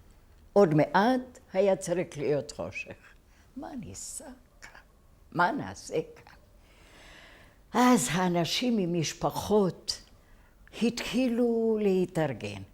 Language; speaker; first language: Hebrew; non-native, fluent; Hungarian